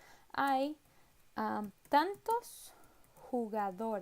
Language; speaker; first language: Spanish; non-native, fluent; English